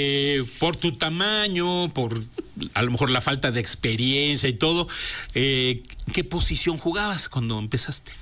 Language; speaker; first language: Spanish; native; Spanish